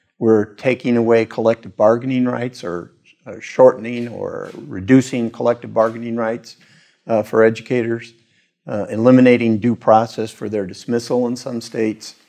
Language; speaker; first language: English; native; English